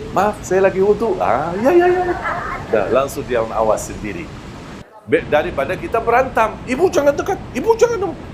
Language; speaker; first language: Malay; non-native, fluent; Arabic